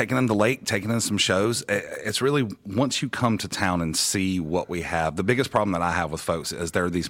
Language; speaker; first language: English; native; English